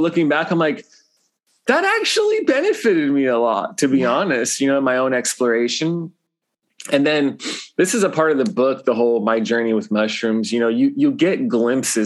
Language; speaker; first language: English; native; English